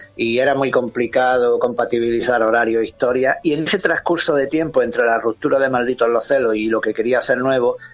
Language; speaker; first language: Spanish; native; Spanish